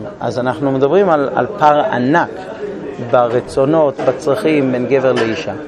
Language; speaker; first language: Hebrew; non-native, fluent; English